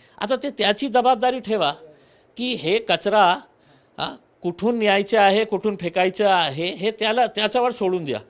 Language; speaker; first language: Marathi; non-native, local second language; Urdu